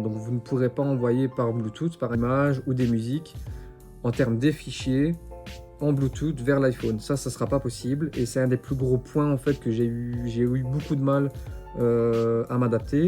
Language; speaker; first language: French; native; French